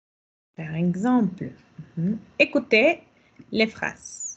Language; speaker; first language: French; non-native, fluent; Spanish